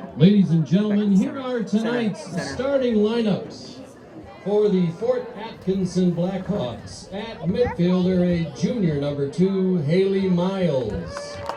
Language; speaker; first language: English; native; English